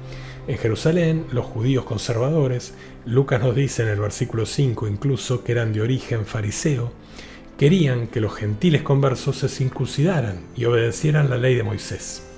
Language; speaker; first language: Spanish; native; Spanish